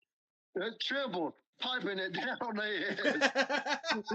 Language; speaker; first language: English; native; English